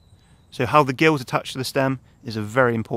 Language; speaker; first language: English; native; English